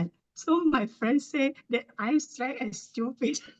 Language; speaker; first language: English; non-native, learner; Thai